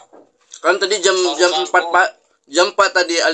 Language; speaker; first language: Indonesian; native; Indonesian